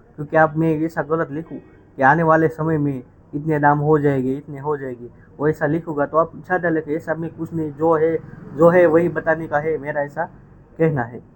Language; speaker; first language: Hindi; non-native, local second language; Gujarati